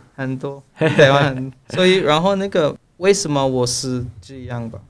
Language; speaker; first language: Chinese; non-native, learner; Spanish